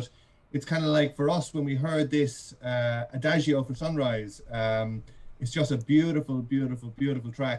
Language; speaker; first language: English; native; English